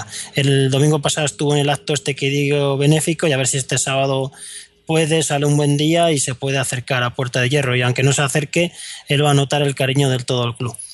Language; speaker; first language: Spanish; native; Spanish